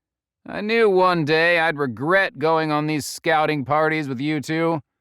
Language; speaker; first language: English; native; English